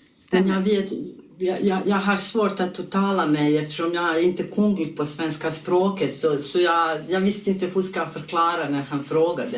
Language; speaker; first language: Swedish; non-native, learner; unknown